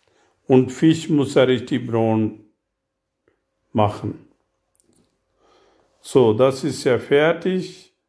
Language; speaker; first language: German; non-native, learner; Urdu